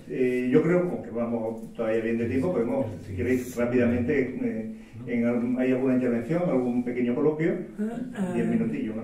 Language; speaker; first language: Spanish; native; Spanish